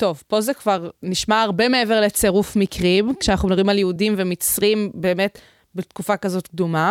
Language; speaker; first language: Hebrew; native; Hebrew